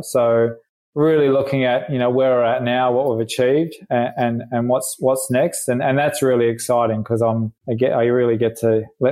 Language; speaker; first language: English; native; English